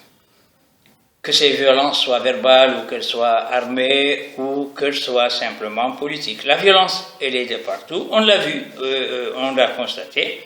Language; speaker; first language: French; non-native, local second language; Arabic